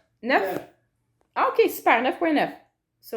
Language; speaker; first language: French; native; French